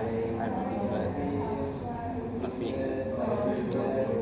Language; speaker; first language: English; non-native, learner; Indonesian